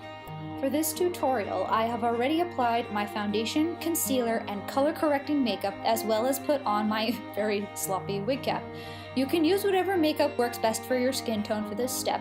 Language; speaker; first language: English; native; English